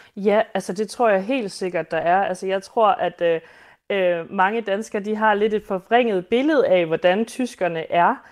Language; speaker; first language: Danish; native; Danish